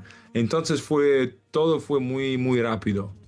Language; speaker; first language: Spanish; non-native, learner; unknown